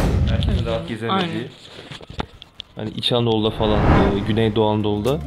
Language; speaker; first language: Turkish; native; Turkish